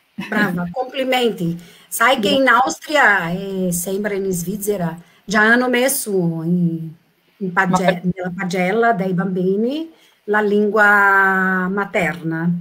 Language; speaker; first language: Italian; non-native, fluent; Portuguese